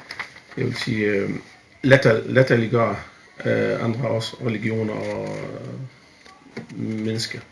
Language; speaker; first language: Danish; non-native, fluent; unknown